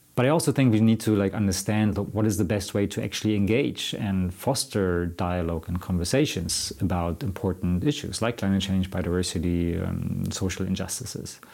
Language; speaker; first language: English; non-native, fluent; German